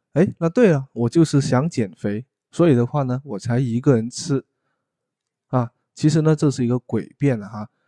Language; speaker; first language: Chinese; non-native, local second language; Cantonese